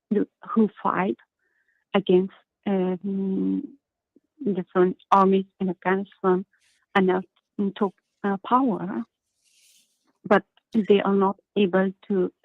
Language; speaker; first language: English; non-native, learner; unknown